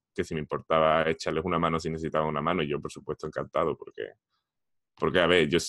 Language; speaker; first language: Spanish; native; Spanish